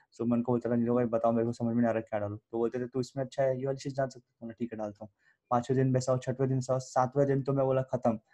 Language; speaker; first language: Hindi; native; Hindi